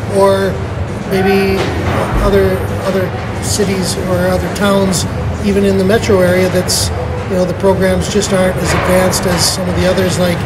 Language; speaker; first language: English; native; English